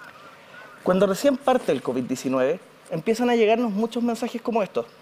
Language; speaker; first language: Spanish; native; Spanish